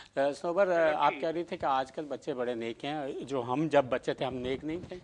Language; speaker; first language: Urdu; non-native, local second language; Punjabi